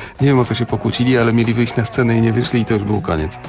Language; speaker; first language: Polish; native; Polish